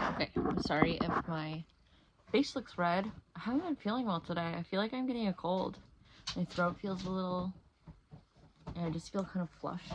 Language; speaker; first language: English; native; English